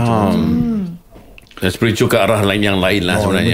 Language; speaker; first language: Malay; native; Malay